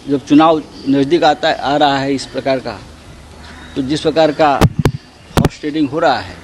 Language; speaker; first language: Hindi; non-native, local second language; Marathi